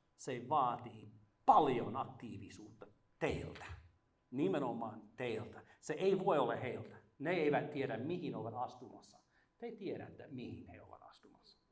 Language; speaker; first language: Finnish; non-native, fluent; English